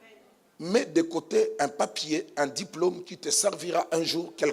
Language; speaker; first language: French; non-native, local second language; Lingala